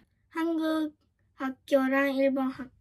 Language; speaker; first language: Korean; early bilingual, heritage; Japanese